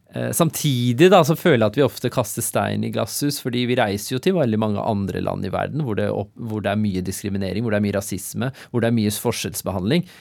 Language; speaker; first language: Norwegian; early bilingual, other home language; Urdu